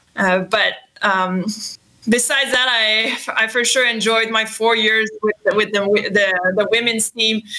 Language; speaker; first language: English; non-native, fluent; French